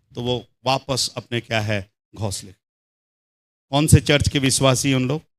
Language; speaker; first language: Hindi; non-native, local second language; Telugu